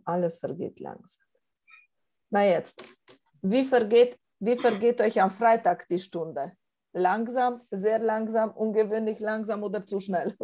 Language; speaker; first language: German; non-native, fluent; Romanian